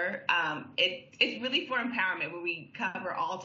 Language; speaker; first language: English; native; English